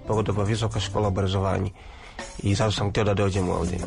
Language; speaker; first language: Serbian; non-native, fluent; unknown